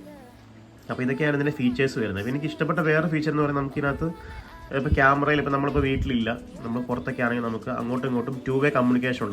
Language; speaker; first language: Malayalam; native; Malayalam